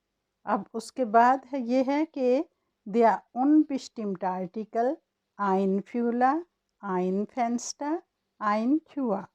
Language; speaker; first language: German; non-native, learner; Urdu